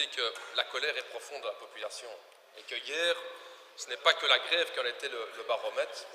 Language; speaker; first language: French; native; French